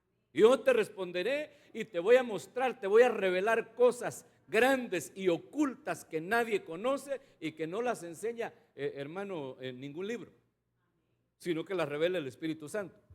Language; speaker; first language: Spanish; native; Spanish